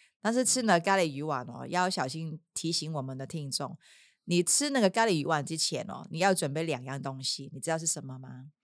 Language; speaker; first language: Chinese; non-native, local second language; Cantonese